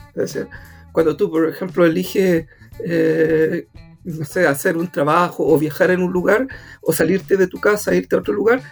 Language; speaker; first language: Spanish; native; Spanish